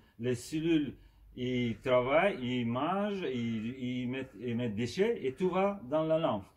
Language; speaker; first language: French; non-native, fluent; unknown